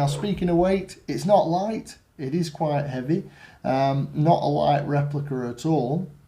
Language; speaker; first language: English; native; English